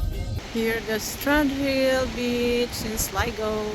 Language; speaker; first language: English; non-native, local second language; Filipino